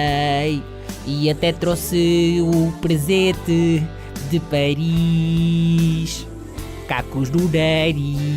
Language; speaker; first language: Portuguese; native; Portuguese